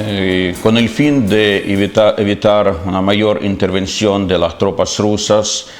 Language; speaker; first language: Spanish; non-native, fluent; Ukrainian